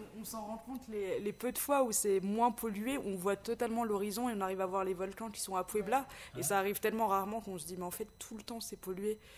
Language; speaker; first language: French; native; French